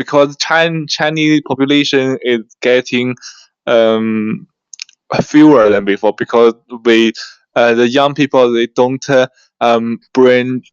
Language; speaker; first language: English; non-native, learner; Chinese